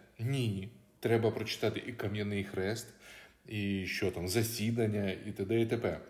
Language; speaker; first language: Ukrainian; native; Ukrainian